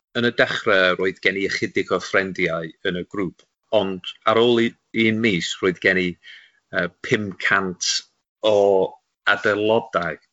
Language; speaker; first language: Welsh; non-native, local second language; English